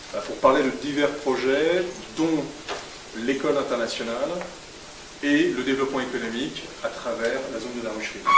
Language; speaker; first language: French; native; French